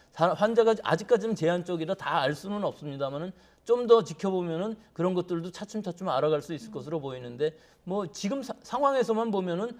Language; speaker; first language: Korean; native; Korean